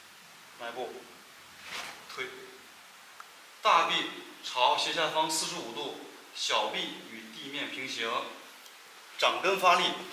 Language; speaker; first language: Chinese; native; Chinese